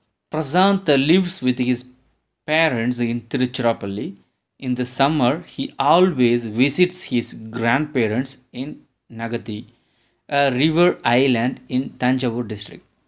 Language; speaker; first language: English; non-native, local second language; Tamil